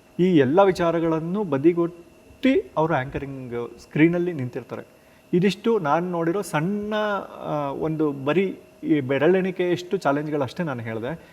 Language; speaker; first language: Kannada; native; Kannada